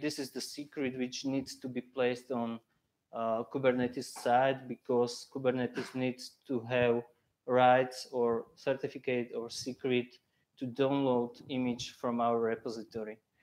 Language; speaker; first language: English; non-native, fluent; Slovak